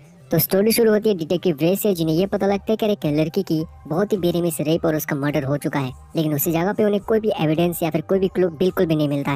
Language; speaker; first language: Hindi; native; Hindi